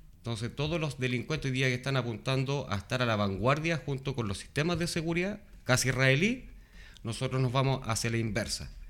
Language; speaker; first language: Spanish; native; Spanish